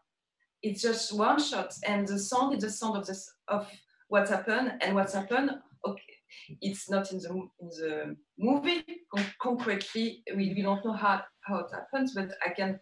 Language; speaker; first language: English; non-native, learner; French